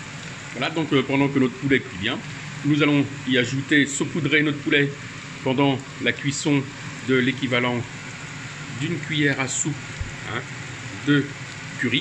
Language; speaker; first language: French; native; French